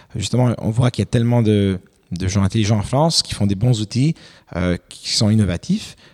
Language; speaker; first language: French; non-native, fluent; Romanian